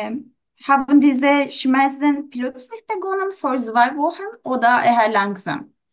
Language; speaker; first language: German; non-native, learner; Turkish